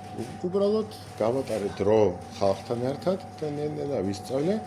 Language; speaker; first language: Georgian; non-native, learner; German